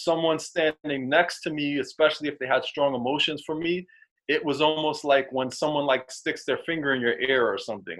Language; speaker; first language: English; native; English